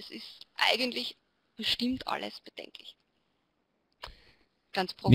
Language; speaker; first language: German; native; German